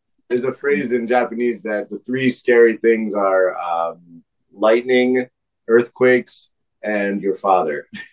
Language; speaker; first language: English; native; English